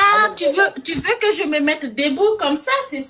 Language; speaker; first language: French; non-native, local second language; Fula